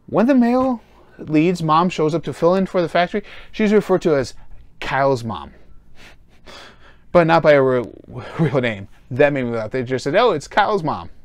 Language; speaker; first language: English; native; English